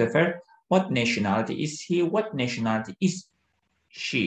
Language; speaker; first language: English; non-native, fluent; Turkish